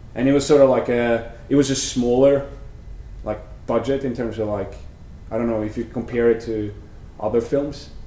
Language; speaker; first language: English; non-native, fluent; Norwegian